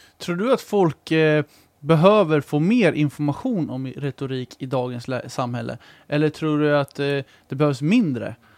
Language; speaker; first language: Swedish; native; Swedish